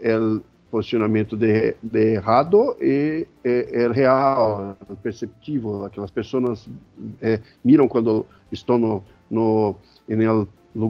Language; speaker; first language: Portuguese; non-native, fluent; Spanish